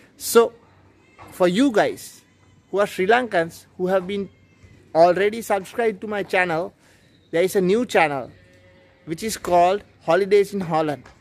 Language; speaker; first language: English; non-native, local second language; Sinhala